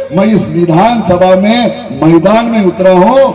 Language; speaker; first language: Hindi; non-native, local second language; Marathi